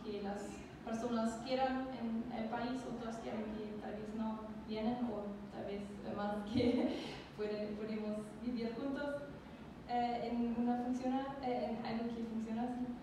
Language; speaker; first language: Spanish; non-native, learner; German